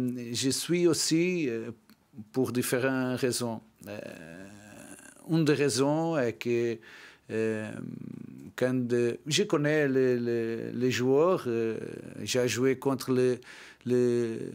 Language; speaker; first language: French; non-native, learner; Portuguese